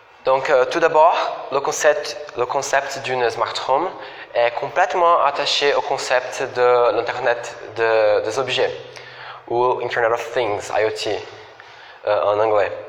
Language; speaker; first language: French; non-native, fluent; Portuguese